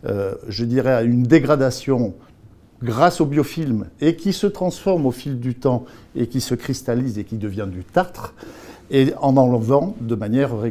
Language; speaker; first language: French; native; French